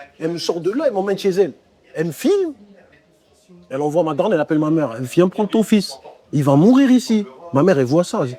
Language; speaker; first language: French; early bilingual, other home language; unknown